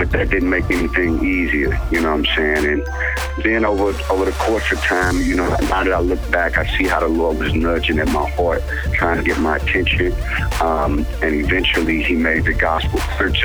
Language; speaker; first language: English; native; English